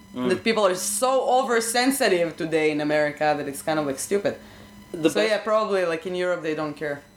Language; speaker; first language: English; non-native, fluent; Hebrew